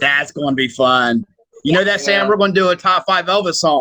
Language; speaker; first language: English; native; English